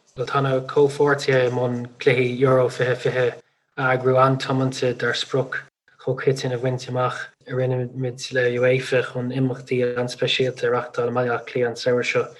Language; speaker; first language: Irish; non-native, local second language; English